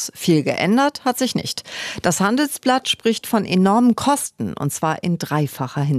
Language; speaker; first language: German; native; German